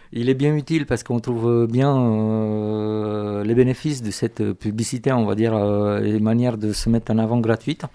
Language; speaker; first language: French; non-native, fluent; Romanian